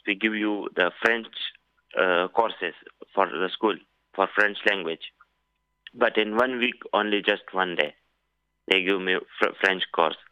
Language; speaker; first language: English; non-native, learner; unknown